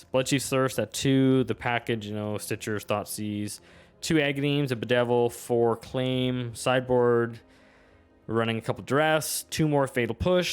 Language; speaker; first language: English; native; English